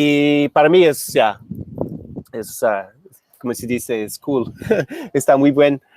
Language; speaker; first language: Spanish; non-native, fluent; English